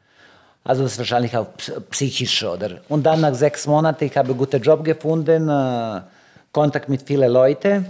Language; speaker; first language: German; non-native, learner; Serbian